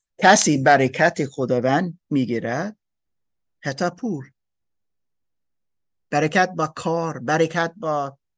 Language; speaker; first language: Persian; non-native, learner; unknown